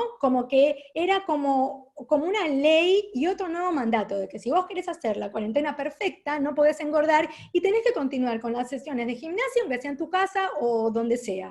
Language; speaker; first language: Spanish; native; Spanish